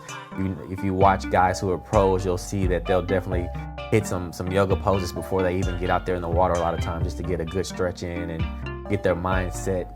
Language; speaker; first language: English; native; English